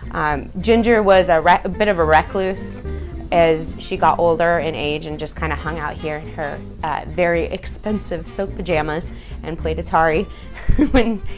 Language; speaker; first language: English; native; English